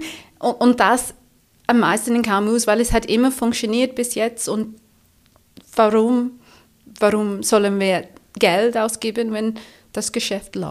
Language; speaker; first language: German; non-native, fluent; English